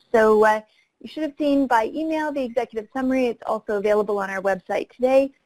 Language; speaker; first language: English; native; English